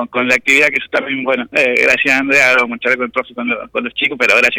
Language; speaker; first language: Spanish; native; Spanish